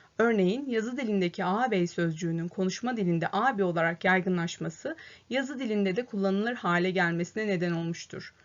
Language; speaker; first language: Turkish; native; Turkish